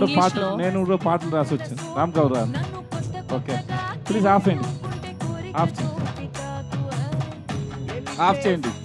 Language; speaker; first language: Telugu; non-native, learner; Tamil